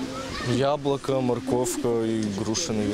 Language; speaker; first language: Russian; non-native, fluent; Turkmen